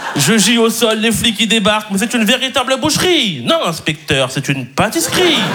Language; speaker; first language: French; native; French